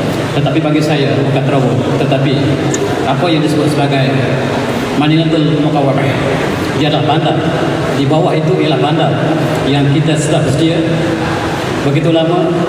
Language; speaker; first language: Malay; native; Malay